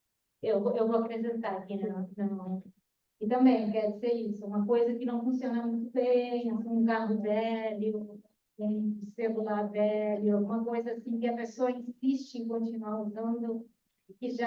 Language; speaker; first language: Portuguese; non-native, fluent; Spanish